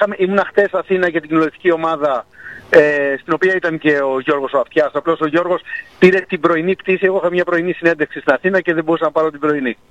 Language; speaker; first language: Greek; native; Greek